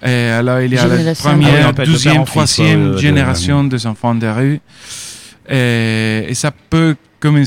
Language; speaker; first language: French; non-native, fluent; Spanish